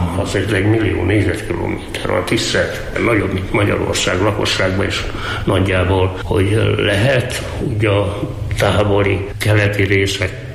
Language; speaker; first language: Hungarian; native; Hungarian